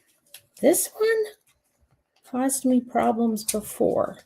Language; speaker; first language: English; native; English